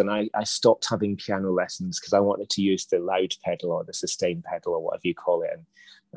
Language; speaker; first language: English; native; English